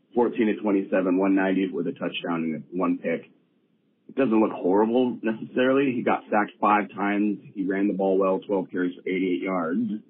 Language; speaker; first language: English; native; English